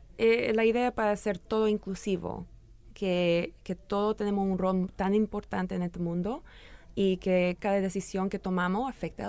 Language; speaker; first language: Spanish; early bilingual, heritage; English